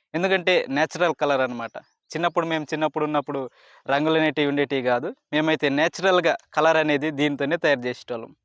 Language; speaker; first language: Telugu; non-native, local second language; Koya